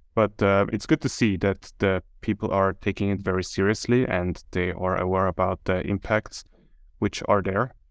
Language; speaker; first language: English; non-native, fluent; German